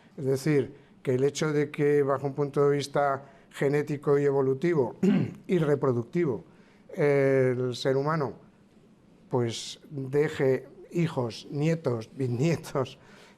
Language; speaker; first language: Spanish; native; Spanish